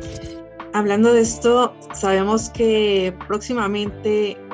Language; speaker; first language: Spanish; native; Spanish